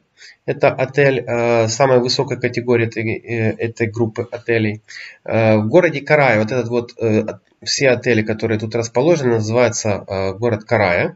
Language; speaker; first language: Russian; native; Russian